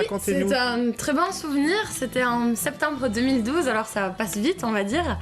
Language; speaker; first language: French; native; French